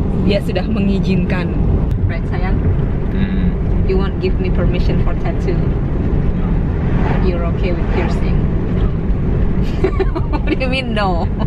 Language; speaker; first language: English; non-native, fluent; Indonesian